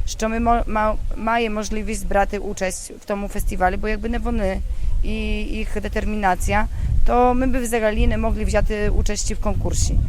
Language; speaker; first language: Polish; non-native, local second language; Ukrainian